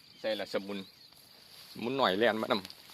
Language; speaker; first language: Thai; non-native, local second language; Northeastern Thai